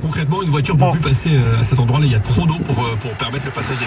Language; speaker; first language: French; native; French